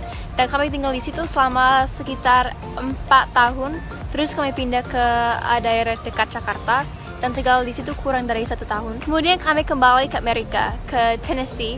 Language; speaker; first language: Indonesian; early bilingual, other home language; English